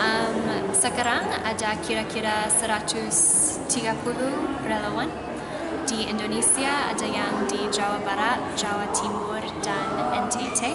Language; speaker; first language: Indonesian; non-native, learner; English